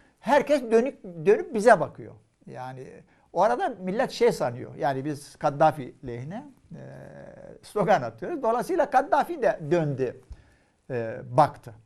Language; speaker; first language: Turkish; non-native, fluent; Arabic